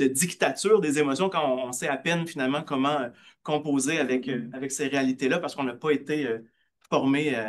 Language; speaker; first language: French; native; French